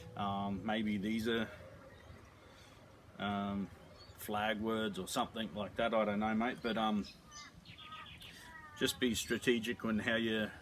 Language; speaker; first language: English; native; English